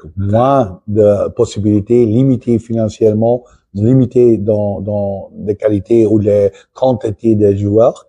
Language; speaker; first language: French; non-native, fluent; Dutch